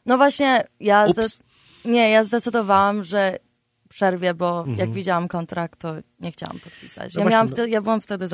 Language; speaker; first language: Polish; early bilingual, heritage; Polish